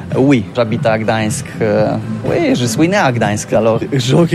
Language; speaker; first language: French; non-native, learner; Polish